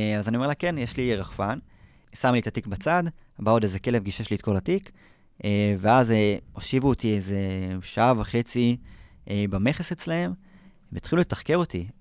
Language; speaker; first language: Hebrew; native; Hebrew